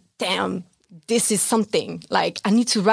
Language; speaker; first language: English; non-native, fluent; French